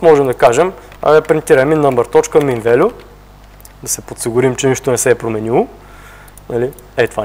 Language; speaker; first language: Bulgarian; native; Bulgarian